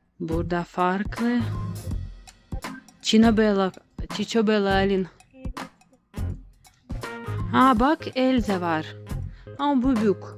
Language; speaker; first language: Turkish; non-native, learner; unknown